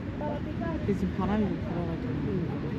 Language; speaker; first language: Korean; native; Korean